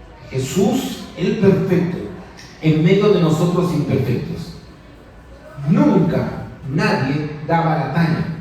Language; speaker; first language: Spanish; native; Spanish